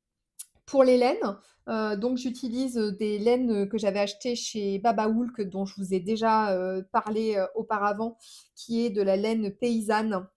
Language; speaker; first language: French; native; French